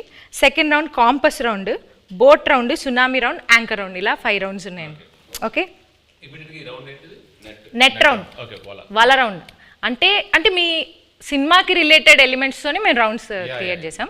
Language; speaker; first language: Telugu; native; Telugu